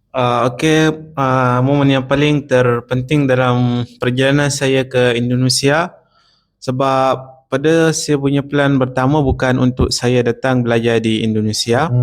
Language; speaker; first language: Indonesian; non-native, learner; Arabic